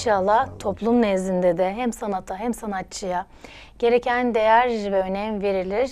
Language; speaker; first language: Turkish; native; Turkish